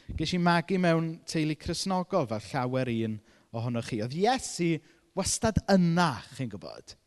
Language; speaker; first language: Welsh; native; Welsh